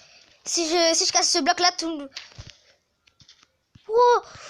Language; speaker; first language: French; native; French